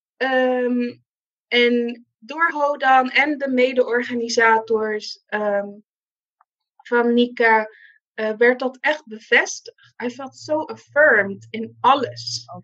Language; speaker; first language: Dutch; non-native, local second language; Papiamento